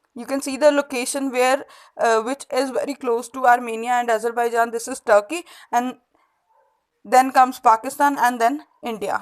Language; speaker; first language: English; non-native, local second language; Punjabi